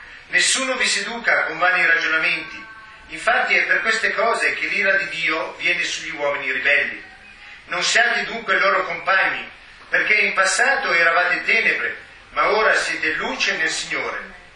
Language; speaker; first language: Italian; native; Italian